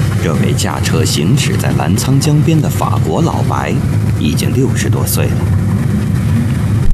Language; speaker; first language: Chinese; native; Chinese